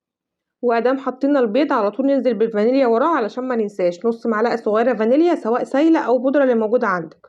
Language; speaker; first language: Arabic; native; Arabic